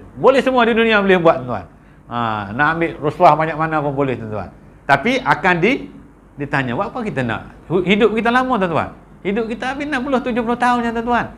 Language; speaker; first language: Malay; native; Malay